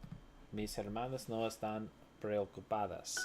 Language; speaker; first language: Spanish; non-native, learner; English